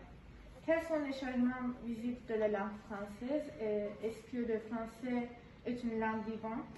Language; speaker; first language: French; non-native, learner; Turkish